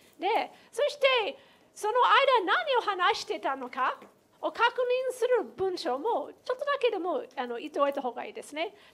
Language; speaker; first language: Japanese; non-native, fluent; English